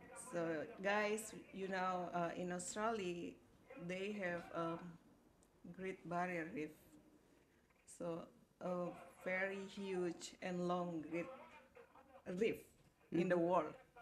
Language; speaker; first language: English; non-native, fluent; Indonesian